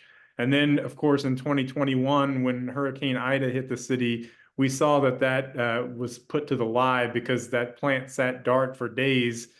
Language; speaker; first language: English; native; English